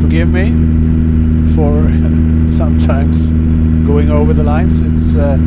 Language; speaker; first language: English; non-native, fluent; Swedish